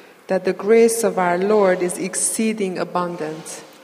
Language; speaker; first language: English; non-native, fluent; Hungarian